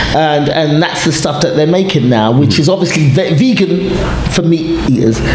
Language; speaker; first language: English; native; English